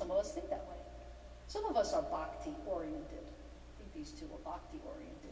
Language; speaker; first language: English; native; English